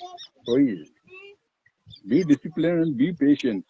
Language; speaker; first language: Hindi; non-native, local second language; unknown